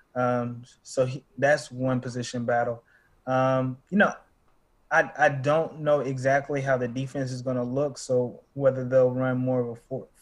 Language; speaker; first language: English; native; English